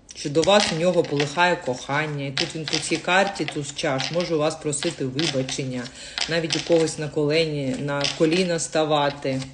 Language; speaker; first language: Ukrainian; native; Ukrainian